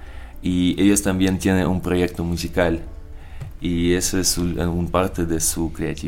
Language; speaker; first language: Spanish; non-native, learner; Russian